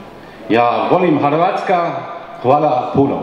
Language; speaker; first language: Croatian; non-native, learner; German